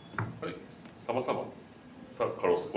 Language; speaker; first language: Indonesian; non-native, learner; Japanese